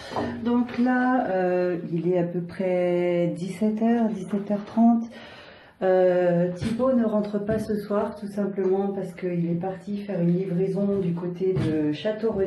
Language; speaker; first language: French; native; French